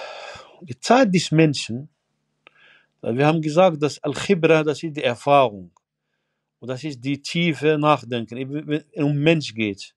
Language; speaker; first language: German; non-native, fluent; Arabic